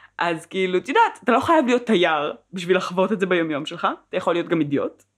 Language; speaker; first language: Hebrew; native; Hebrew